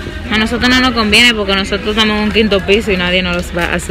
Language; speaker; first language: Spanish; native; Spanish